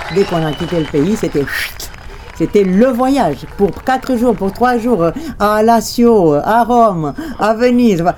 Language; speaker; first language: French; non-native, fluent; Romanian